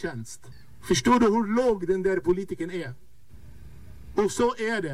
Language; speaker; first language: Swedish; non-native, fluent; Arabic